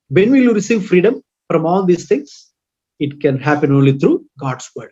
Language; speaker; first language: English; non-native, local second language; Telugu